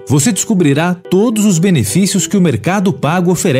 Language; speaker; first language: Portuguese; native; Portuguese